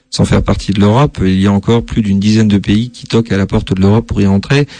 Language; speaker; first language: French; native; French